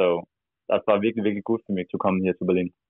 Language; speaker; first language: German; non-native, learner; Danish